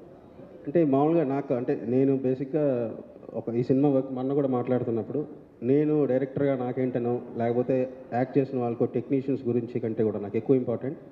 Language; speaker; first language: Telugu; native; Telugu